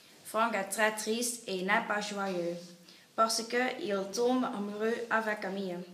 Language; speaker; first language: French; non-native, learner; Dutch